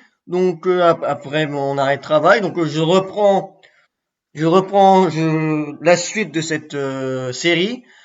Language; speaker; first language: French; native; French